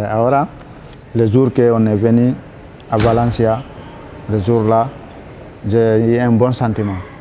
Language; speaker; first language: Spanish; non-native, learner; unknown